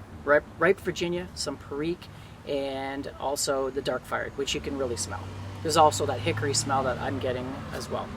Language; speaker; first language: English; native; English